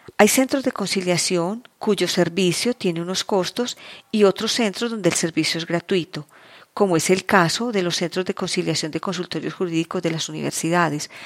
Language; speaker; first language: Spanish; native; Spanish